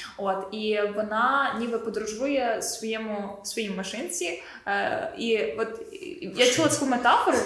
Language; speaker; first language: Ukrainian; non-native, local second language; Russian